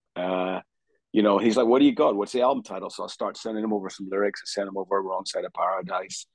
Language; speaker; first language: English; native; English